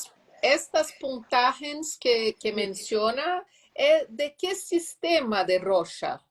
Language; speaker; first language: Spanish; non-native, learner; Portuguese